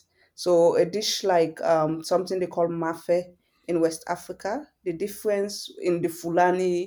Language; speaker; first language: English; non-native, local second language; Fula